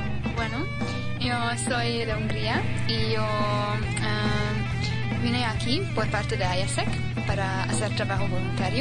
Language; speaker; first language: Spanish; non-native, learner; Hungarian